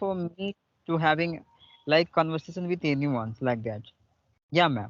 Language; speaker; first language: English; non-native, local second language; Hindi